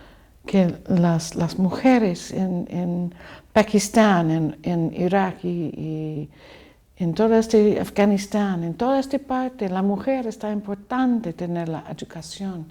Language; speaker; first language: Spanish; non-native, learner; English